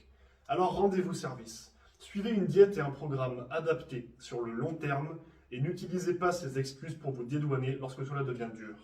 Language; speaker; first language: French; native; French